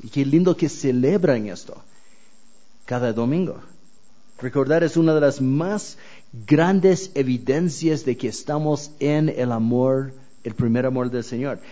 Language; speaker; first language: Spanish; non-native, fluent; English